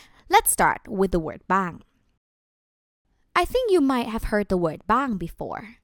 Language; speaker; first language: English; non-native, fluent; Thai